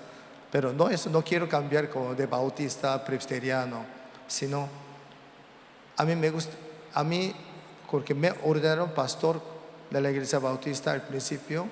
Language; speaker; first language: Spanish; non-native, learner; Korean